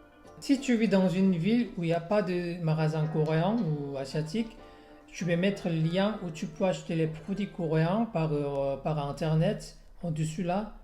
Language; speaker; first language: French; non-native, learner; Korean